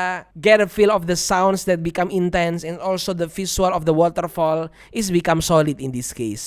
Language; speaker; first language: English; non-native, learner; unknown